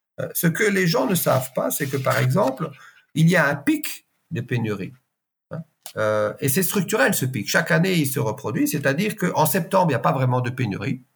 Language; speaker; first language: French; native; French